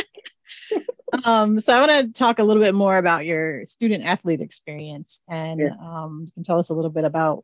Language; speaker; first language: English; native; English